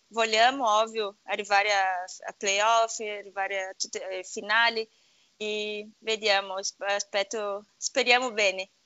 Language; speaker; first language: Italian; non-native, learner; Portuguese